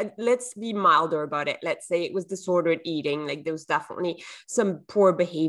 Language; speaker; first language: English; non-native, fluent; French